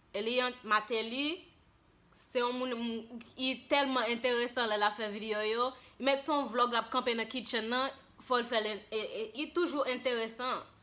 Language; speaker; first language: Haitian Creole; early bilingual, heritage; Haitian Creole